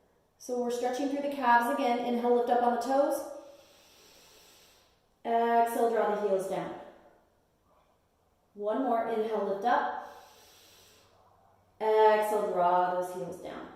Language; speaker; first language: English; native; English